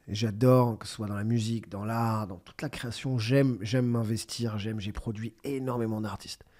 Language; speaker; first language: French; native; French